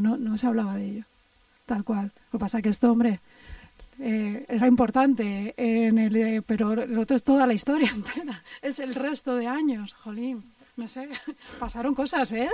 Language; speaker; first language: Spanish; native; Spanish